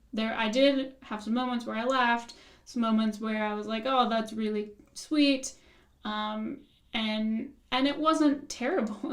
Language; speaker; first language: English; native; English